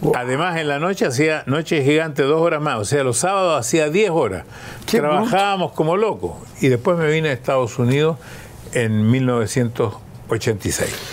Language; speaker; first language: Spanish; early bilingual, other home language; German